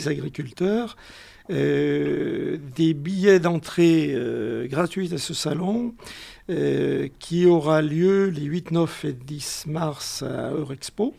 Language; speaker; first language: French; native; French